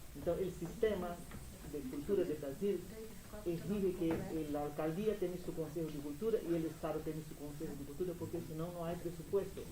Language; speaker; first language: Spanish; non-native, fluent; Portuguese